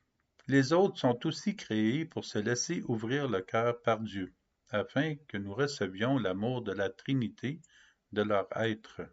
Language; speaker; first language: French; native; French